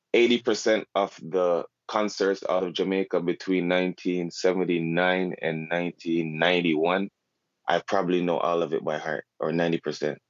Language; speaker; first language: English; native; English